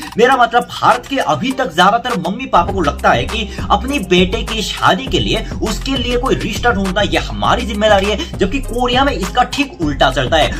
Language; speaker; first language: Hindi; non-native, fluent; Korean